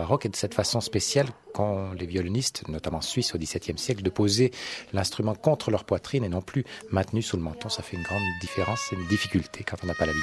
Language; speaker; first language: French; native; French